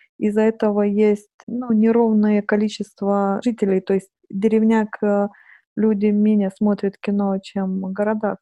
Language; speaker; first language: Russian; non-native, fluent; Lithuanian